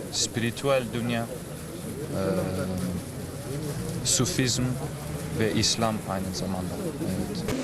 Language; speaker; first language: Turkish; non-native, learner; Romanian